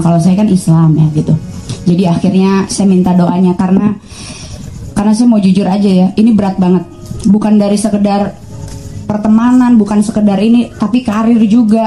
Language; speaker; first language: Indonesian; native; Indonesian